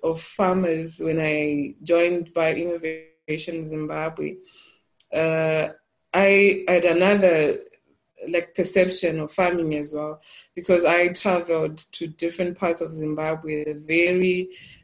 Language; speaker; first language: English; non-native, local second language; Shona